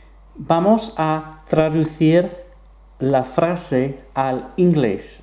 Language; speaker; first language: Spanish; non-native, fluent; English